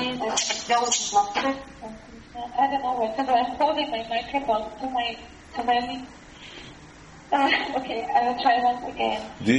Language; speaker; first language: English; non-native, learner; Russian